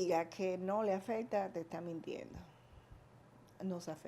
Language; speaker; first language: Spanish; native; Spanish